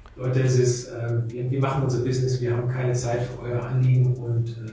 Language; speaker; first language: German; native; German